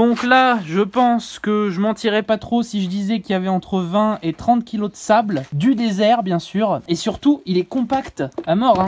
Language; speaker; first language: French; native; French